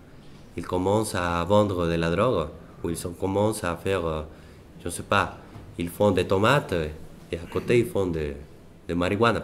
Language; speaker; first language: French; non-native, fluent; Spanish